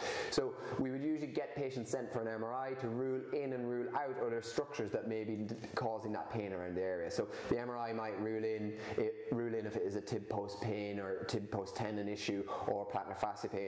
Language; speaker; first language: English; native; English